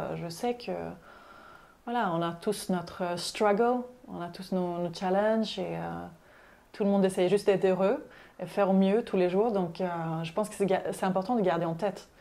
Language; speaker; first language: French; non-native, fluent; Swedish